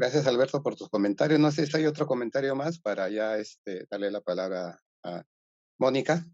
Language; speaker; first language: Spanish; native; Spanish